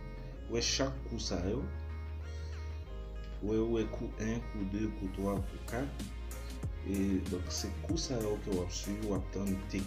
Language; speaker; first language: French; non-native, learner; Haitian Creole